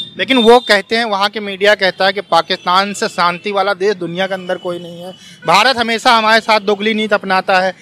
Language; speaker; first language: Hindi; native; Hindi